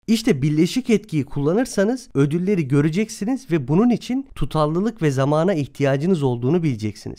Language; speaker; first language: Turkish; native; Turkish